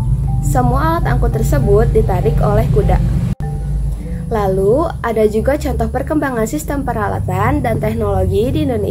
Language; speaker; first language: Indonesian; native; Indonesian